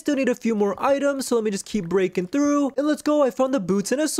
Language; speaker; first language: English; native; English